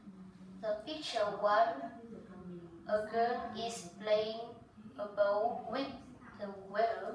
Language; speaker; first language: English; non-native, learner; Vietnamese